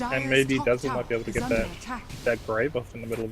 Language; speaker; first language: English; native; English